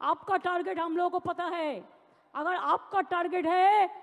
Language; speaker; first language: Hindi; non-native, local second language; Bangla